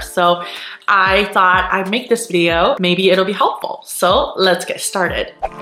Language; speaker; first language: English; non-native, fluent; Chinese